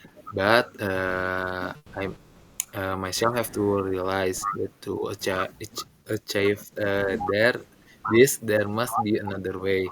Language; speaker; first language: English; non-native, learner; Indonesian